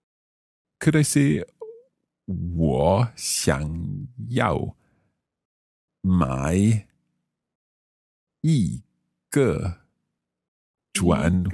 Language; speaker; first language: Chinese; non-native, learner; English